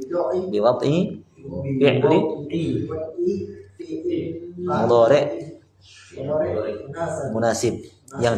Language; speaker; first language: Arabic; non-native, fluent; Indonesian